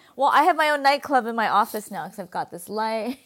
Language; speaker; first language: English; native; English